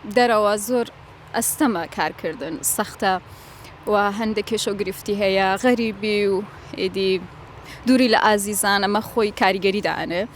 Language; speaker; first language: Central Kurdish; non-native, local second language; Gurani